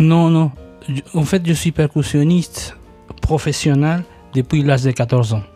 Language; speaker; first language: French; non-native, fluent; Spanish